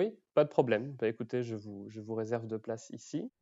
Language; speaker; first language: French; native; French